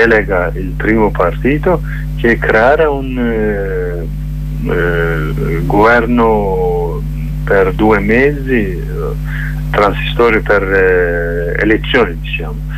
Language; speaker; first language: Italian; non-native, learner; Kurdish